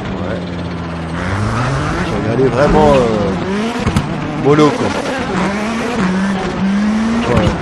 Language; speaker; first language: French; native; French